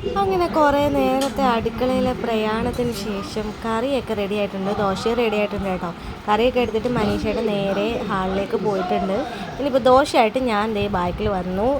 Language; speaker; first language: Malayalam; native; Malayalam